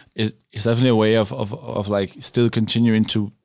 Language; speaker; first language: English; non-native, fluent; Danish